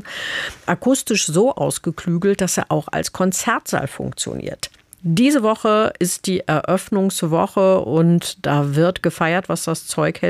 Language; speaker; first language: German; native; German